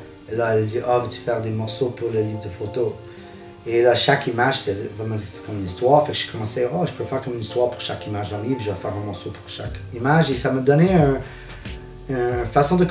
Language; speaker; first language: French; early bilingual, heritage; French